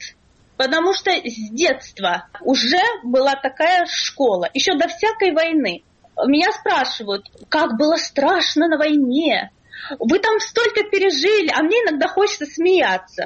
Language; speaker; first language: Russian; native; Russian